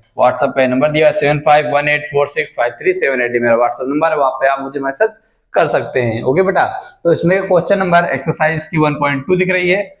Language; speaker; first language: Hindi; native; Hindi